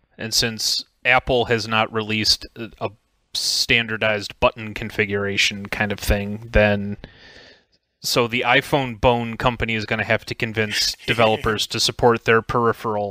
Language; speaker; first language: English; native; English